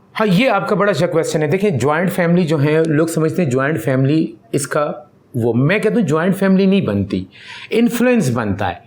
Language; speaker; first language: Urdu; non-native, local second language; Pashto